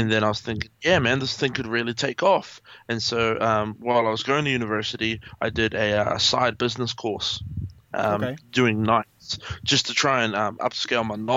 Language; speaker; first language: English; native; English